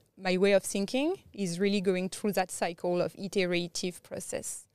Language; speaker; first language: English; non-native, fluent; French